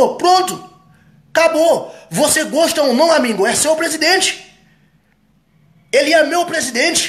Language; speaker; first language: Portuguese; non-native, fluent; Haitian Creole